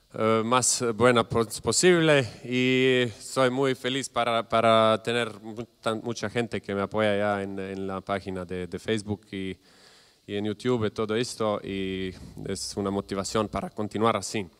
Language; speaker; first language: Spanish; non-native, learner; Croatian